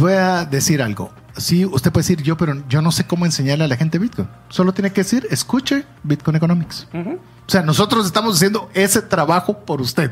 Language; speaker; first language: Spanish; native; Spanish